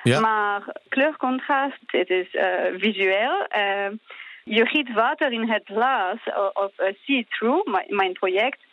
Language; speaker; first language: Dutch; non-native, learner; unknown